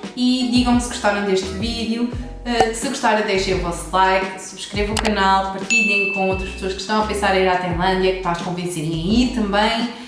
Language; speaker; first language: Portuguese; native; Portuguese